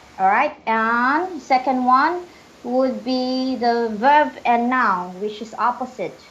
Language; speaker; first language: English; non-native, fluent; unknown